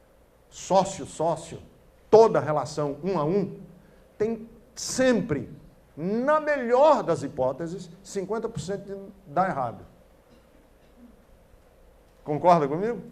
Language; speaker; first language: Portuguese; native; Portuguese